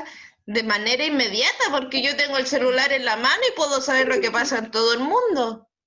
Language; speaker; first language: Spanish; native; Spanish